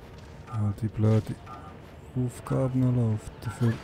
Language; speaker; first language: German; native; German